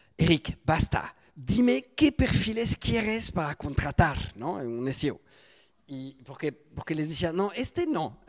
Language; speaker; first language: Spanish; non-native, fluent; French